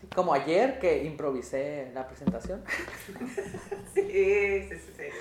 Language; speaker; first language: Spanish; native; Spanish